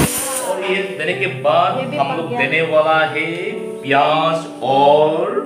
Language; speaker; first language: Hindi; non-native, local second language; Karbi